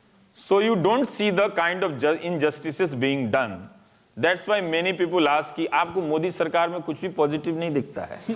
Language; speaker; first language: Hindi; native; Hindi